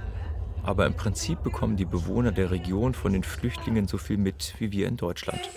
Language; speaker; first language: German; native; German